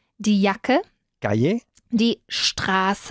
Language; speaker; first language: German; non-native, fluent; Spanish